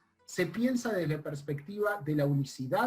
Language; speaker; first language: Spanish; native; Spanish